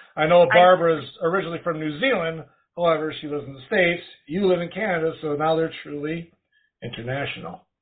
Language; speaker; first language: English; native; English